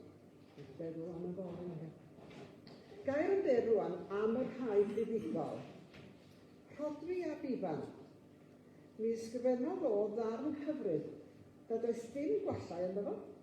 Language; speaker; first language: Welsh; native; Welsh